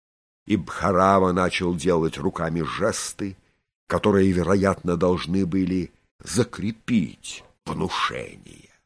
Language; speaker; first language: Russian; native; Russian